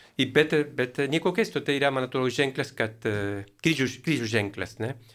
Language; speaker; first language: Lithuanian; non-native, fluent; Spanish